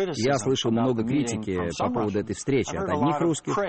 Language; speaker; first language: Russian; non-native, fluent; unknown